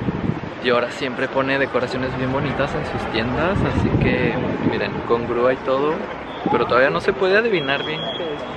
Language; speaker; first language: Spanish; native; Spanish